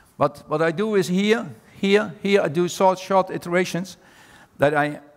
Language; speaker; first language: English; non-native, fluent; Dutch